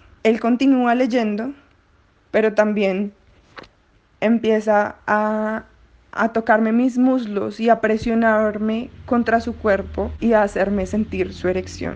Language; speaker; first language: Spanish; native; Spanish